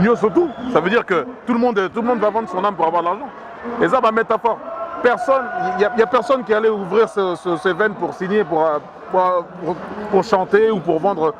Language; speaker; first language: French; early bilingual, other home language; Lingala